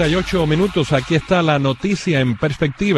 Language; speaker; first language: Spanish; native; Spanish